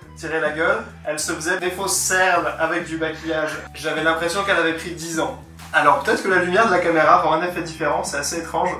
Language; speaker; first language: French; native; French